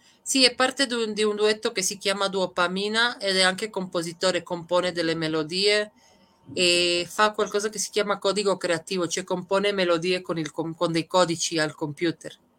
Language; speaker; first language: Italian; early bilingual, other home language; Serbian